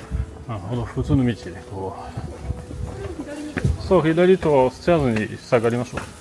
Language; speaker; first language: Japanese; non-native, learner; French